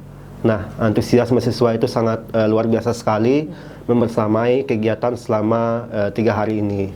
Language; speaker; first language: Indonesian; native; Indonesian